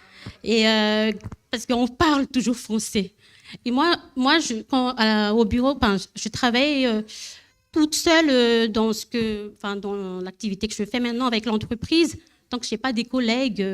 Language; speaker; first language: French; non-native, learner; Malagasy